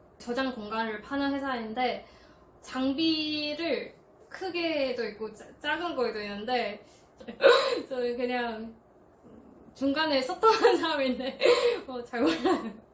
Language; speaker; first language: Korean; non-native, fluent; Chinese